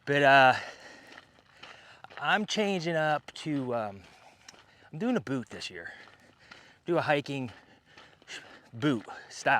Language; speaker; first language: English; native; English